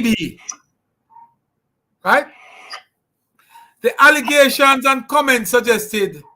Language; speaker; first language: English; native; English